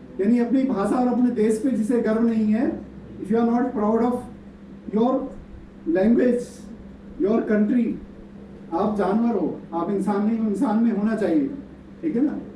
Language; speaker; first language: Hindi; native; Hindi